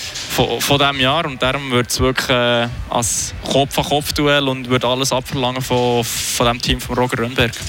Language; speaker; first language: German; native; German